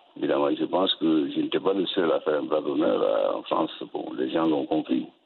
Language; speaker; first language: French; non-native, local second language; Bambara